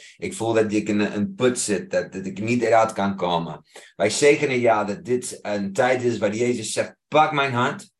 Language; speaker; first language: Dutch; non-native, fluent; English